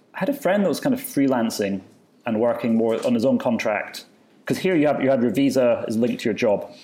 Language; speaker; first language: English; native; English